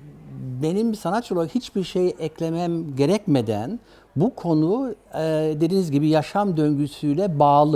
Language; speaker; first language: Turkish; early bilingual, other home language; German